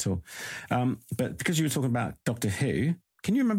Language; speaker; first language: English; native; English